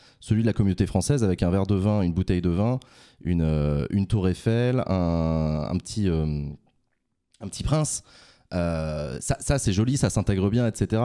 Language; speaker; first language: French; native; French